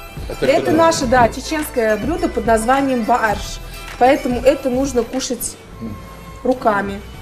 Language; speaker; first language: Russian; native; Russian